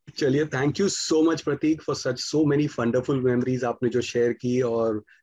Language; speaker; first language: Hindi; native; Hindi